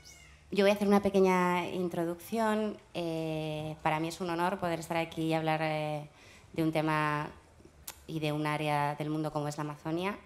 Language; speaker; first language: Spanish; native; Spanish